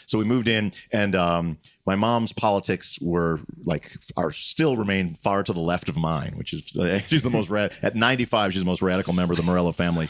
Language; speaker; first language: English; native; English